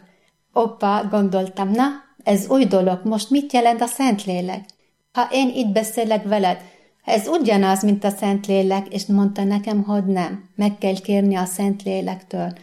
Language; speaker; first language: Hungarian; non-native, learner; Arabic